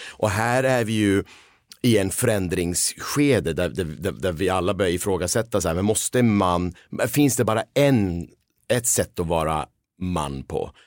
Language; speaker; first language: Swedish; early bilingual, other home language; Persian